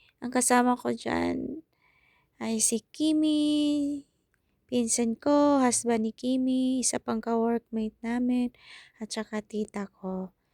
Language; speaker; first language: Filipino; non-native, local second language; Cebuano